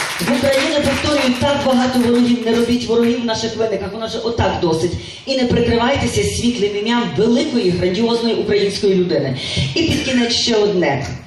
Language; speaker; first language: Ukrainian; native; Ukrainian